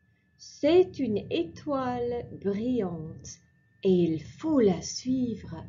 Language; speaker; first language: French; non-native, fluent; English